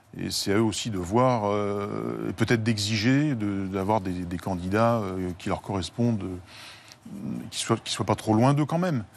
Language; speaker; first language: French; native; French